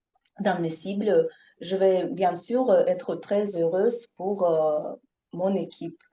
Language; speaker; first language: French; non-native, fluent; Russian